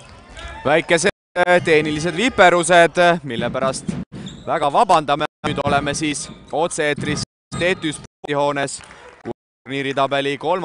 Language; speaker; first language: Estonian; native; Estonian